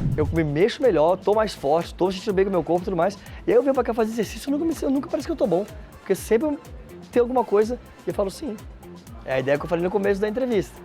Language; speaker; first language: Portuguese; native; Portuguese